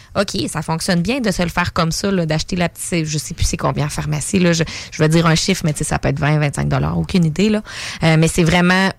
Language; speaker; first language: French; native; French